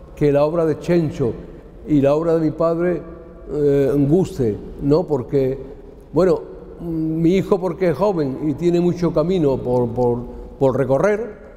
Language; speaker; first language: Spanish; native; Spanish